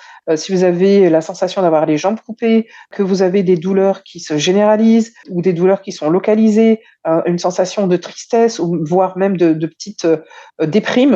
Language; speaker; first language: French; native; French